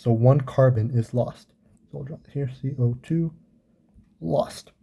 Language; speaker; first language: English; native; English